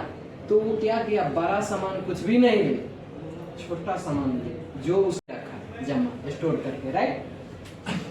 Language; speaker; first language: Hindi; non-native, local second language; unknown